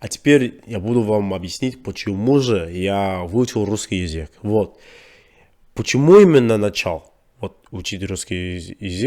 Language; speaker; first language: Russian; non-native, learner; English